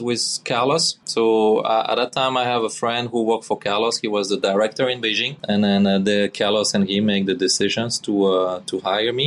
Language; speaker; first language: English; non-native, fluent; French